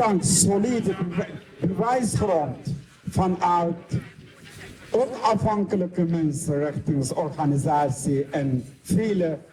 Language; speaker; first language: Dutch; non-native, fluent; Uyghur